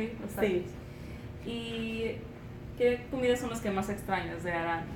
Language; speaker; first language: Spanish; early bilingual, other home language; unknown